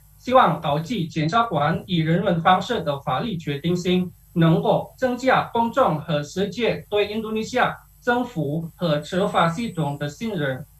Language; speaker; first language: Chinese; non-native, learner; Indonesian